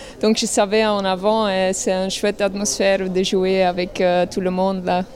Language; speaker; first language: French; non-native, local second language; Dutch